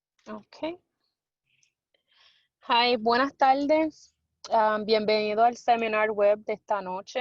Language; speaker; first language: Spanish; early bilingual, heritage; Spanish